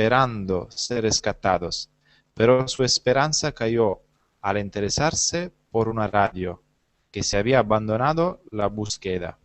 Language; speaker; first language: Spanish; non-native, learner; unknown